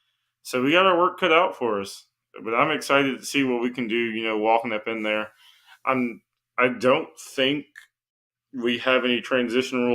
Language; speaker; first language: English; native; English